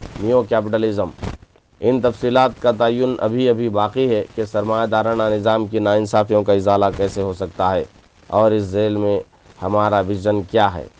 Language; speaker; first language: Urdu; native; Urdu